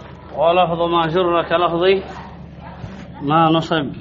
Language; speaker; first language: Arabic; native; Arabic